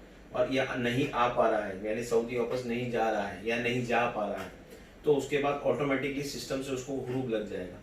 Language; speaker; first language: Hindi; native; Hindi